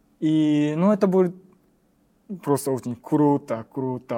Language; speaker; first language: Russian; non-native, learner; Japanese